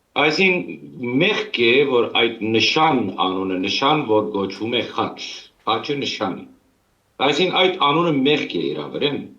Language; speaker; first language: Armenian; early bilingual, heritage; Armenian